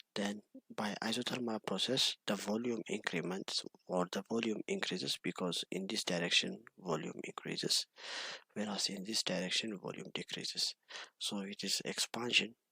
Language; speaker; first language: English; non-native, local second language; Amharic